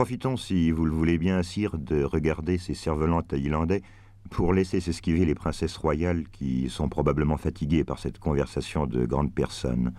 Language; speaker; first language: French; native; French